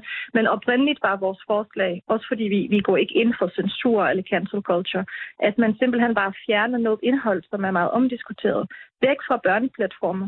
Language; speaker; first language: Danish; native; Danish